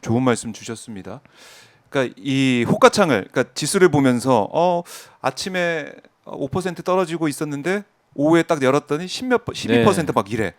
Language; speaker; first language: Korean; native; Korean